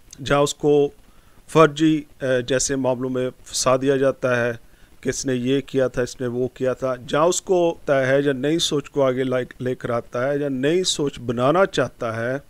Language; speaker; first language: Hindi; non-native, local second language; Punjabi